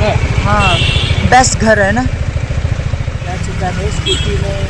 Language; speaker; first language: Hindi; non-native, local second language; Khasi